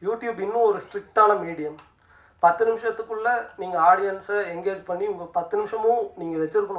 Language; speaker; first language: Tamil; native; Tamil